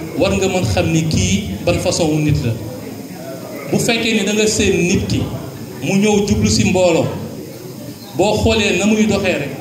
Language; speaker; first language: Wolof; native; Wolof